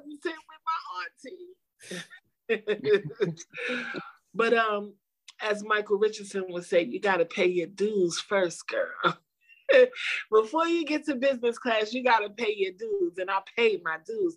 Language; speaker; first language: English; native; English